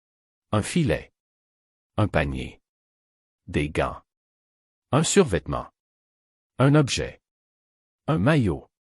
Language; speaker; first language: French; non-native, fluent; Arabic